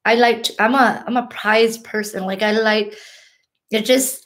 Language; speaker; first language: English; early bilingual, other home language; Hmong